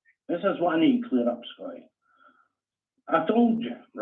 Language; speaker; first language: English; native; English